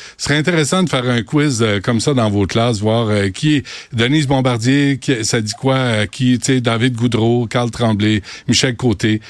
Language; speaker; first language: French; native; French